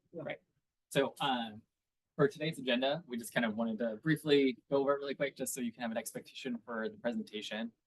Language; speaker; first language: English; native; English